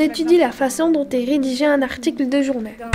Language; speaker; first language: French; native; French